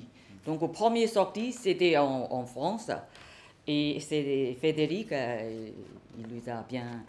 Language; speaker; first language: French; non-native, learner; Burmese